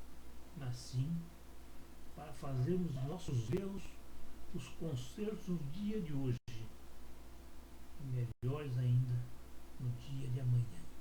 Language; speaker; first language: Portuguese; native; Portuguese